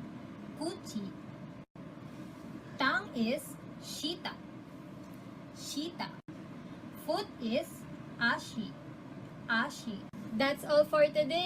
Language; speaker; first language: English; non-native, local second language; Filipino